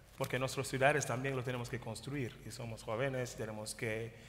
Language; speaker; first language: Spanish; non-native, fluent; Wolof